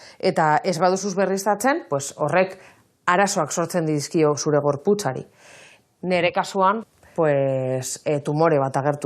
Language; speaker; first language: Basque; native; Basque